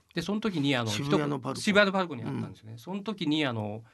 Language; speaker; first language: Japanese; native; Japanese